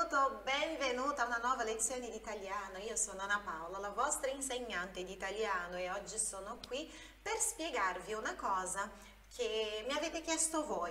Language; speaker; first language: Italian; non-native, fluent; Portuguese